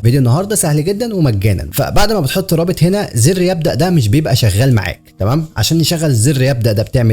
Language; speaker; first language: Arabic; native; Arabic